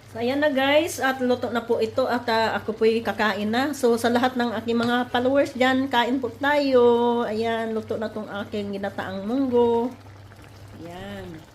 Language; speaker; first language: Filipino; non-native, local second language; Cebuano